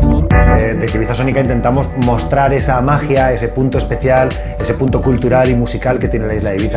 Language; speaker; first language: Spanish; native; Spanish